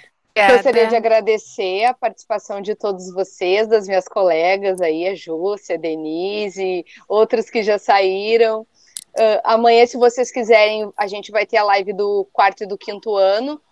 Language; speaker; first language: Portuguese; native; Portuguese